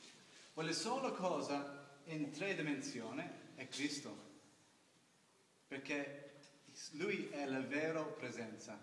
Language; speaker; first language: Italian; non-native, learner; English